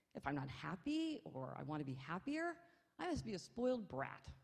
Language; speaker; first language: English; native; English